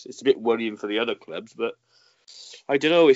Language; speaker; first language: English; native; English